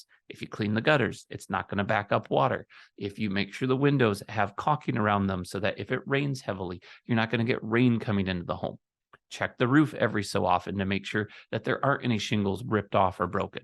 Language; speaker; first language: English; native; English